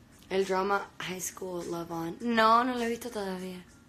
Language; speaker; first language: Spanish; early bilingual, heritage; Spanish